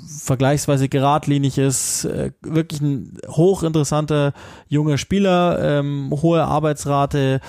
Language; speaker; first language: German; native; German